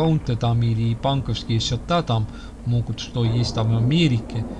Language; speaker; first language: Russian; non-native, local second language; Estonian